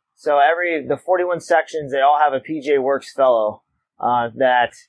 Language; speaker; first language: English; native; English